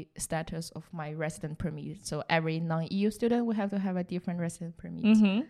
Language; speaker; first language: English; non-native, fluent; Chinese